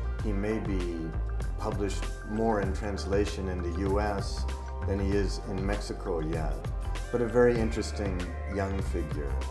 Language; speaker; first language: English; native; English